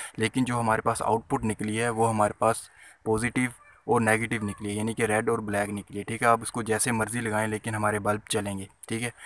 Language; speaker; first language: Urdu; non-native, local second language; Punjabi